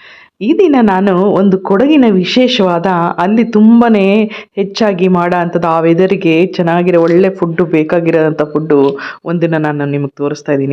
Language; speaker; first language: Kannada; native; Kannada